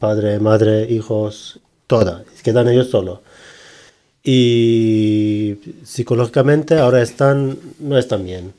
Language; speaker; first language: Spanish; non-native, learner; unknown